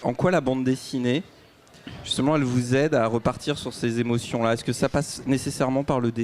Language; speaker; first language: French; native; French